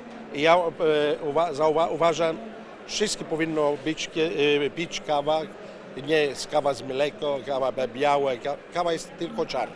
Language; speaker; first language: Polish; non-native, learner; Italian